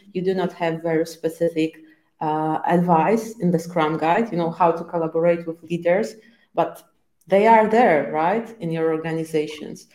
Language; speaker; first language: English; non-native, fluent; Polish